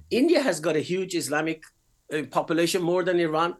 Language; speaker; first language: English; non-native, fluent; Persian